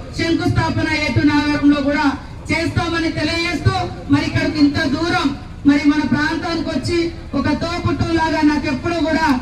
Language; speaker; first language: Telugu; native; Telugu